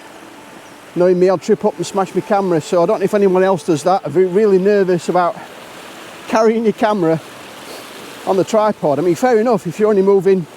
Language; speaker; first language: English; native; English